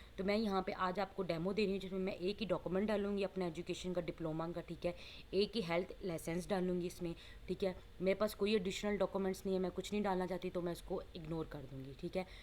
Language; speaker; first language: Hindi; non-native, local second language; Punjabi